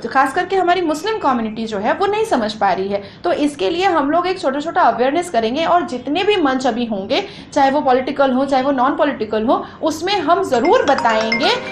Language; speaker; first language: Hindi; native; Hindi